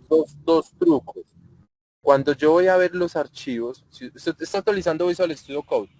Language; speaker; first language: Spanish; native; Spanish